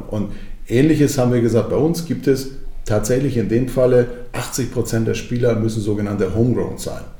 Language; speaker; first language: German; early bilingual, other home language; Croatian